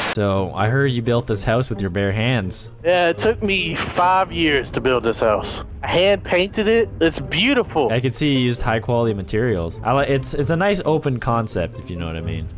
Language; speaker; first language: English; native; English